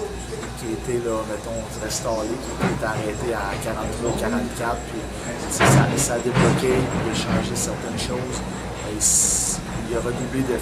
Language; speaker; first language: French; native; French